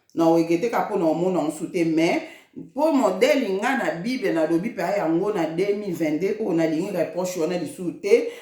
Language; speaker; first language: Lingala; native; Lingala